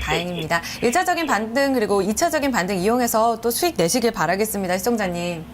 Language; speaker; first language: Korean; native; Korean